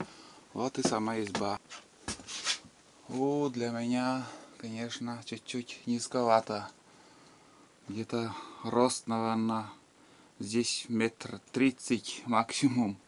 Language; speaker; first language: Russian; native; Russian